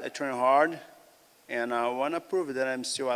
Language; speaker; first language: English; non-native, learner; Portuguese